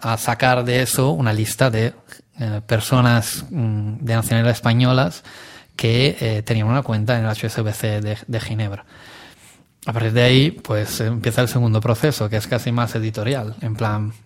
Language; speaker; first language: Spanish; non-native, fluent; Italian